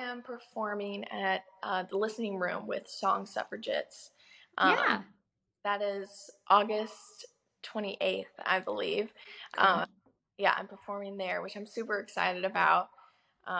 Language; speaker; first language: English; native; English